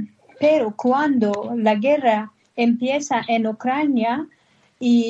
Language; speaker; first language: Spanish; non-native, learner; Persian